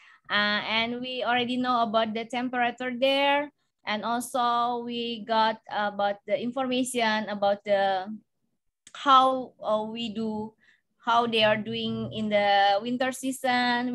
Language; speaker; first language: English; non-native, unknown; Indonesian